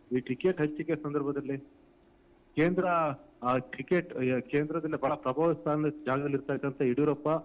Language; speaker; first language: Kannada; native; Kannada